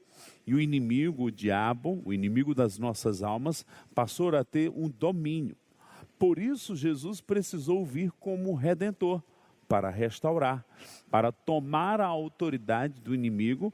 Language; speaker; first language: Portuguese; native; Portuguese